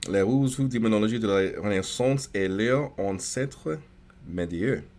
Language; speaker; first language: French; non-native, learner; English